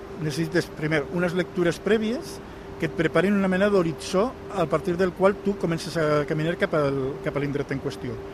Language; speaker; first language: Catalan; non-native, local second language; Spanish